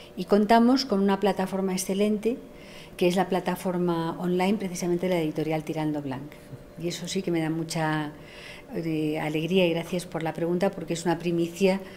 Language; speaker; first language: Spanish; native; Spanish